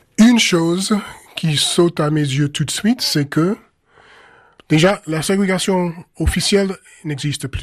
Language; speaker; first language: French; non-native, fluent; English